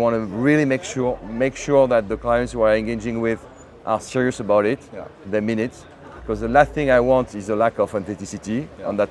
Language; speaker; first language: English; non-native, fluent; French